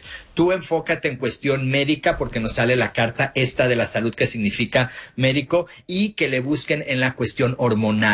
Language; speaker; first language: Spanish; native; Spanish